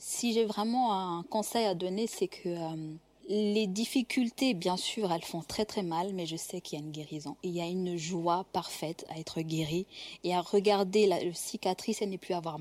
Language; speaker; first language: French; non-native, local second language; Kinyarwanda